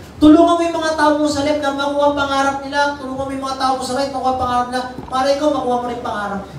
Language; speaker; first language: Filipino; native; Filipino